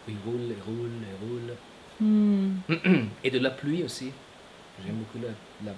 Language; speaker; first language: French; non-native, fluent; German